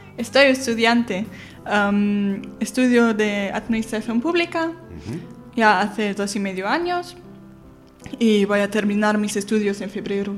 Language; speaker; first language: Spanish; non-native, fluent; German